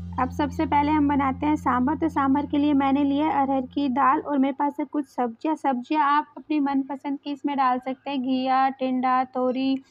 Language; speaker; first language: Hindi; native; Hindi